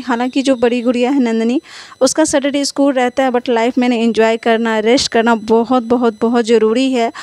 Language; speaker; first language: Hindi; native; Hindi